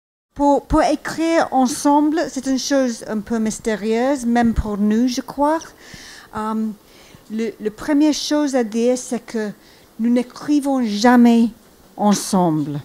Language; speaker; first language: French; non-native, fluent; English